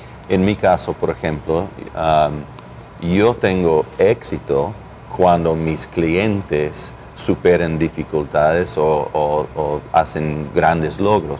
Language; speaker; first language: Spanish; non-native, fluent; English